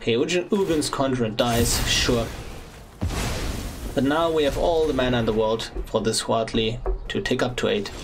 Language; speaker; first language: English; non-native, fluent; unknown